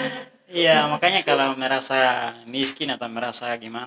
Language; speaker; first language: Indonesian; non-native, fluent; Tetum